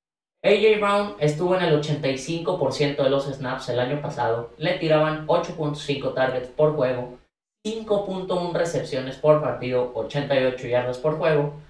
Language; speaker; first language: Spanish; native; Spanish